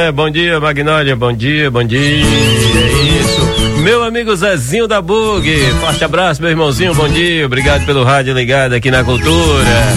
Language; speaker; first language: Portuguese; native; Portuguese